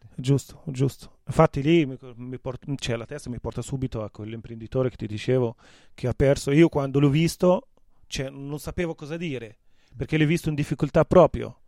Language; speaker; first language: Italian; non-native, fluent; Arabic